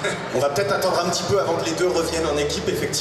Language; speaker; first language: French; native; French